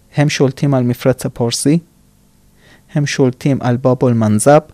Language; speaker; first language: Hebrew; non-native, fluent; Persian